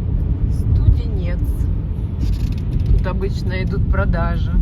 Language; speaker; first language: Russian; native; Russian